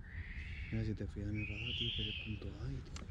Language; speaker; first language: Spanish; native; Spanish